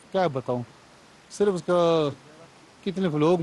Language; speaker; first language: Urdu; non-native, local second language; Pashto